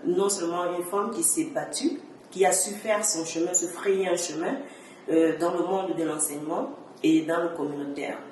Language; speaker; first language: French; native; French